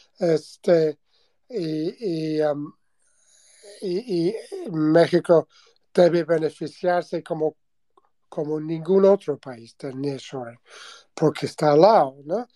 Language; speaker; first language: Spanish; non-native, fluent; English